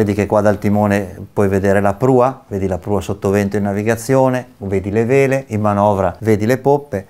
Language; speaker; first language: Italian; native; Italian